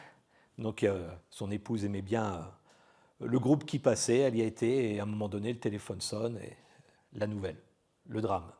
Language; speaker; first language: French; native; French